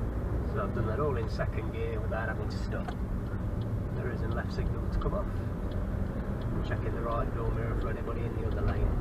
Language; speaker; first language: English; native; English